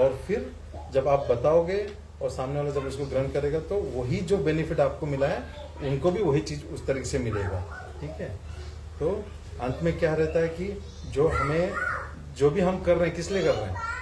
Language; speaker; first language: Hindi; native; Hindi